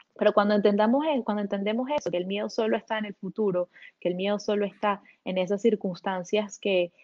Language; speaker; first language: Spanish; native; Spanish